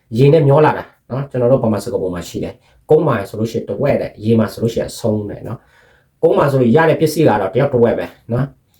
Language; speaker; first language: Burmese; non-native, local second language; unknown